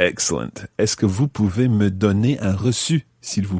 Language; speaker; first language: French; non-native, fluent; English